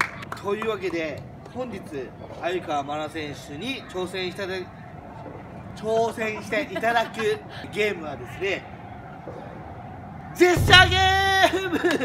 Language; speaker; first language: Japanese; native; Japanese